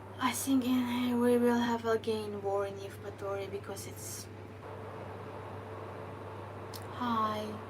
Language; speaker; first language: English; non-native, learner; Ukrainian